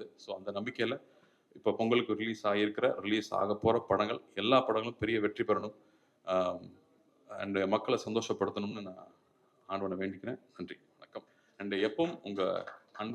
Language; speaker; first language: Tamil; native; Tamil